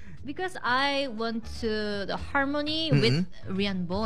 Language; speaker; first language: English; non-native, learner; Korean